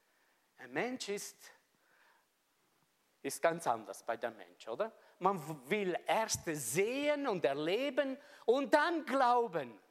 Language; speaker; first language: German; non-native, fluent; Italian